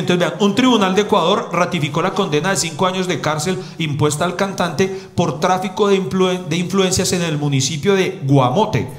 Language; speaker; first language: Spanish; native; Spanish